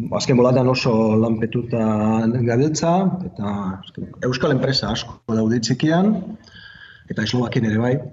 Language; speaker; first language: Basque; non-native, fluent; Czech